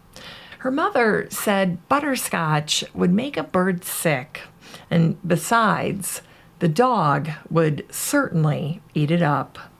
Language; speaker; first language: English; native; English